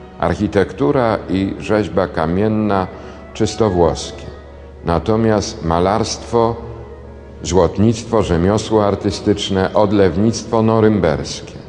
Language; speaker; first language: Polish; native; Polish